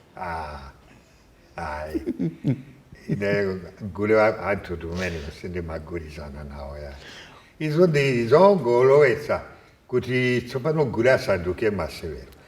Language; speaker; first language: Nyanja; non-native, fluent; French